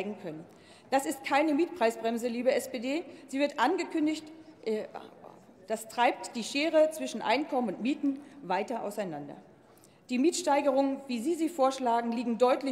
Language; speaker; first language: German; native; German